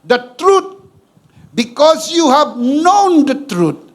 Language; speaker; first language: English; non-native, local second language; Filipino